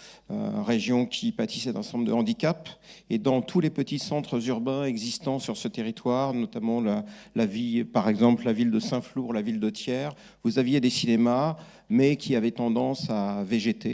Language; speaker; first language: French; native; French